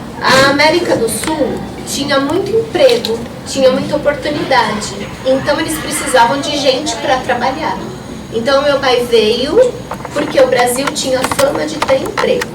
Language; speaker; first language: Portuguese; early bilingual, other home language; Spanish